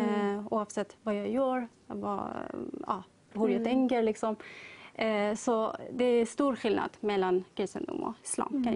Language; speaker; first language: Swedish; non-native, learner; Persian